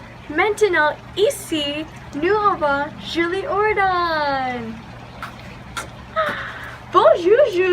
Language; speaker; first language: French; non-native, learner; English